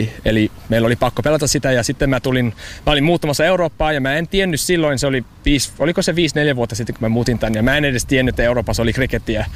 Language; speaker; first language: Finnish; early bilingual, heritage; English